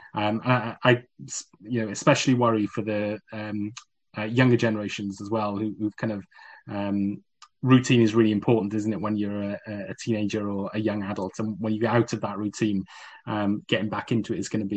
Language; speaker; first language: English; native; English